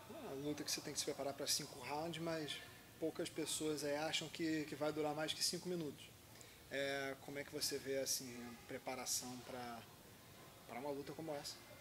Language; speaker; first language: Portuguese; native; Portuguese